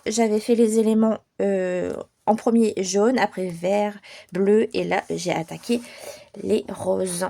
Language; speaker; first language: French; native; French